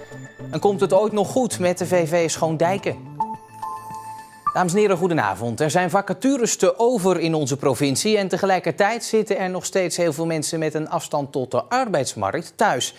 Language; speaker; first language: Dutch; native; Dutch